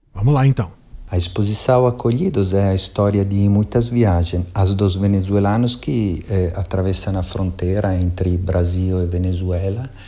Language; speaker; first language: Portuguese; non-native, fluent; Italian